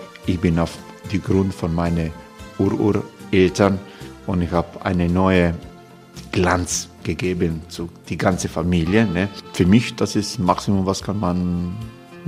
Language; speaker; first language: German; non-native, fluent; Croatian